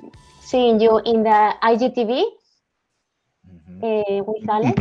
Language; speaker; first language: English; non-native, learner; Spanish